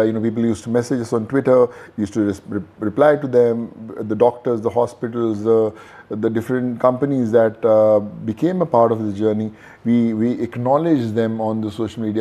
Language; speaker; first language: English; non-native, local second language; Punjabi